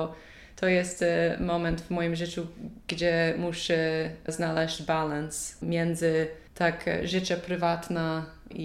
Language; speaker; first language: Polish; non-native, learner; English